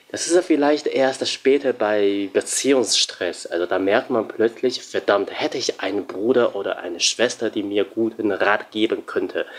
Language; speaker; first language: German; non-native, fluent; Chinese